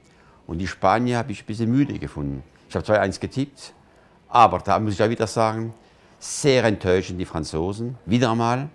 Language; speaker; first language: German; non-native, fluent; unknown